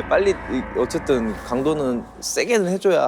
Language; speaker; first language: Korean; native; Korean